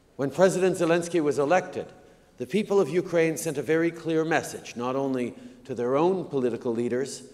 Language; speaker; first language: English; native; English